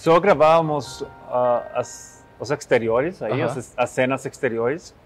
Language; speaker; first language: Portuguese; non-native, learner; Spanish